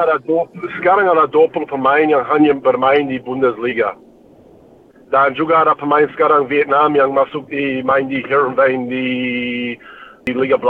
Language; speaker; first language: Indonesian; non-native, fluent; English